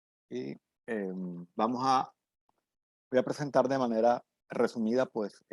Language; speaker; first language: Spanish; native; Spanish